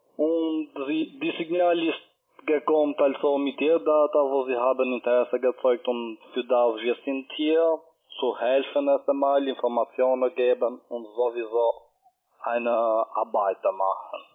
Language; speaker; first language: German; non-native, learner; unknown